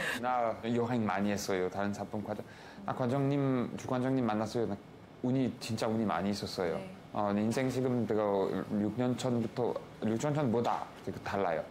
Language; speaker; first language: Korean; non-native, learner; French